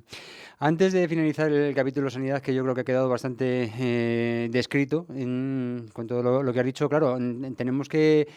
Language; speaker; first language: Spanish; native; Spanish